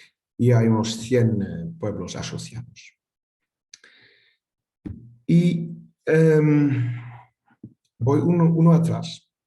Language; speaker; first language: Spanish; non-native, fluent; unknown